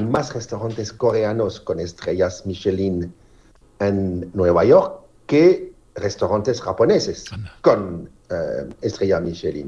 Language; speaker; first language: Spanish; non-native, fluent; French